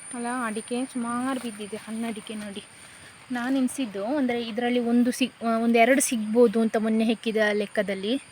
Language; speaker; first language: Kannada; native; Kannada